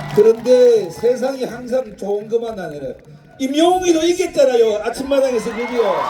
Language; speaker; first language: Korean; native; Korean